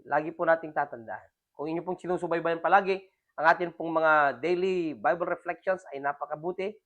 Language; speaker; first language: Filipino; non-native, local second language; Iloko